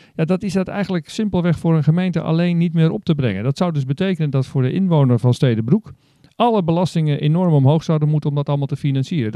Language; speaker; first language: Dutch; native; Dutch